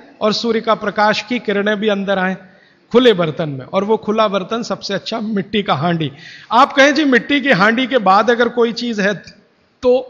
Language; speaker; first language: Hindi; native; Hindi